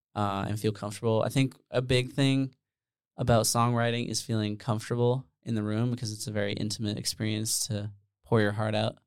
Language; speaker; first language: English; early bilingual, other home language; Dutch